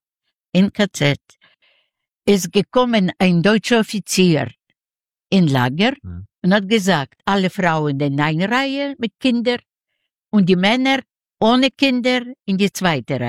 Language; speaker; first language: German; non-native, learner; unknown